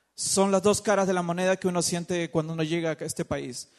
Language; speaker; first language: English; non-native, fluent; Spanish